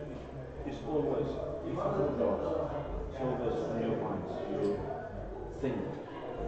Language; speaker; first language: English; non-native, learner; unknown